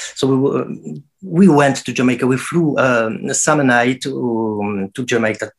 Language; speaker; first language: English; non-native, fluent; French